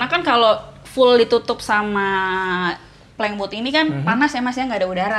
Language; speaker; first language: Indonesian; native; Indonesian